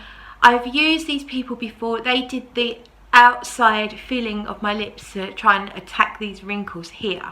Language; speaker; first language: English; native; English